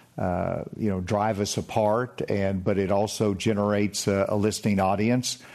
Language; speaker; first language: English; native; English